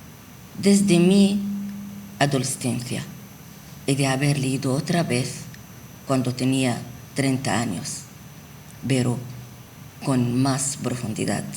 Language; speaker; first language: Spanish; non-native, fluent; Arabic